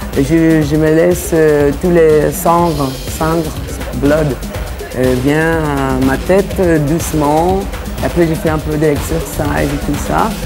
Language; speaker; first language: French; non-native, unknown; English